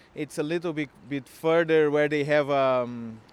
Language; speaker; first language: English; non-native, fluent; Portuguese